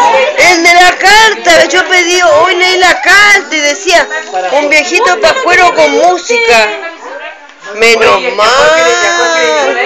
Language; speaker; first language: Spanish; native; Spanish